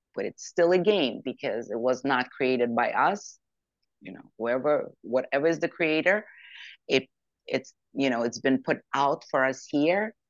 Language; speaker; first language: English; non-native, fluent; Ukrainian